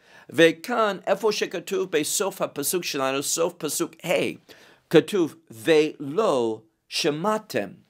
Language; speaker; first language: Hebrew; non-native, fluent; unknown